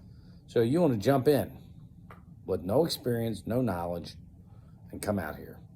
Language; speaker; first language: English; native; English